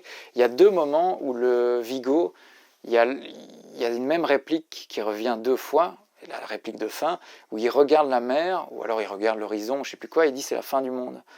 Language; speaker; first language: French; native; French